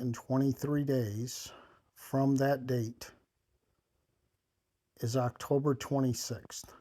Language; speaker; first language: English; native; English